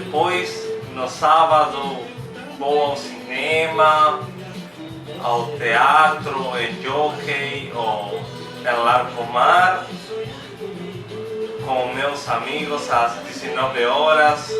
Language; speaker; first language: Portuguese; non-native, learner; Spanish